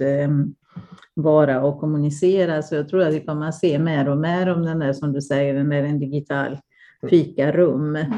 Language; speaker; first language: Swedish; non-native, fluent; Spanish